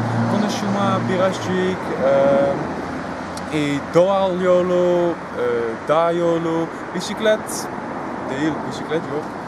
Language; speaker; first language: Turkish; non-native, learner; Dutch